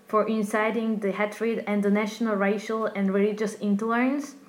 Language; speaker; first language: English; non-native, fluent; Slovak